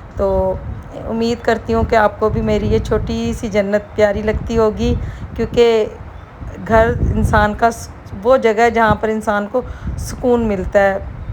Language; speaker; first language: Urdu; non-native, local second language; Punjabi